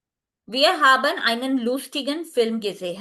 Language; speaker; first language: German; non-native, fluent; Hindi